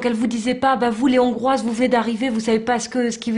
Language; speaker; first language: French; native; French